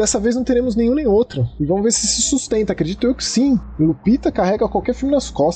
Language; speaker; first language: Portuguese; native; Portuguese